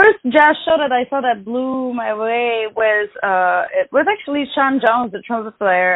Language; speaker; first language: English; non-native, fluent; French